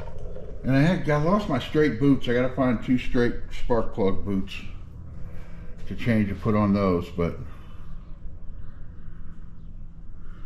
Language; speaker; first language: English; native; English